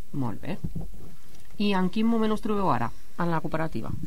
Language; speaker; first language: Catalan; native; Catalan